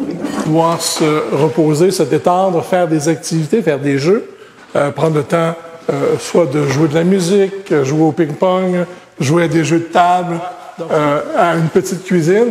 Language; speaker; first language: French; native; French